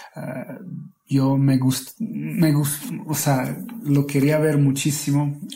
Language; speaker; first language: Spanish; non-native, fluent; Slovak